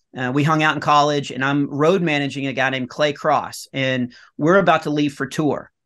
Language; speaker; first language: English; native; English